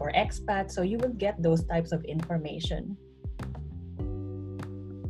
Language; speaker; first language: English; non-native, local second language; Filipino